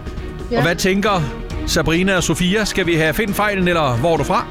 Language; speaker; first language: Danish; native; Danish